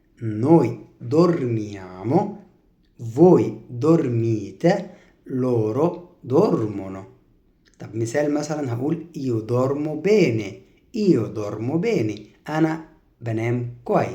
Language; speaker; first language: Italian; non-native, fluent; Arabic